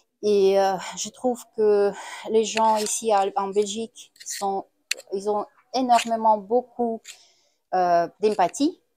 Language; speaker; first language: French; non-native, fluent; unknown